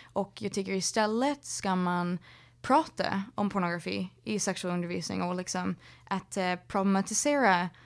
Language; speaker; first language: Swedish; non-native, fluent; English